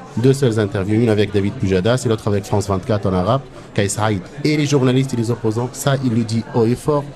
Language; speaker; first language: French; non-native, local second language; Arabic